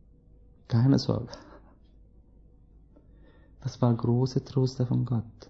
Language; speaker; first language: German; non-native, learner; Arabic